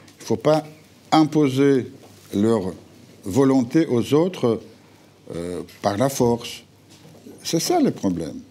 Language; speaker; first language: French; non-native, fluent; Russian